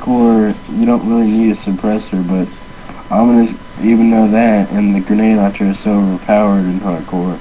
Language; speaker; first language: English; native; English